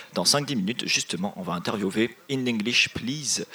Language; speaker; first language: French; native; French